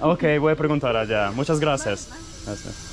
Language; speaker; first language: Spanish; non-native, fluent; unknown